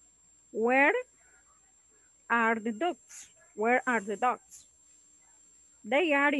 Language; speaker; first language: English; non-native, learner; Spanish